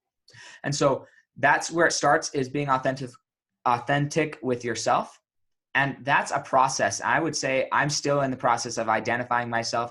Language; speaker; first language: English; native; English